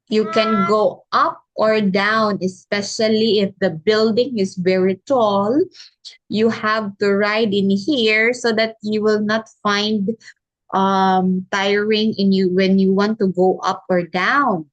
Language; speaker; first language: English; non-native, local second language; Filipino